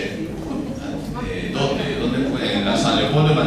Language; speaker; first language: Spanish; native; Spanish